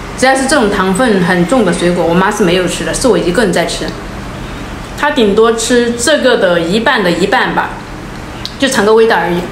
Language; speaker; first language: Chinese; native; Chinese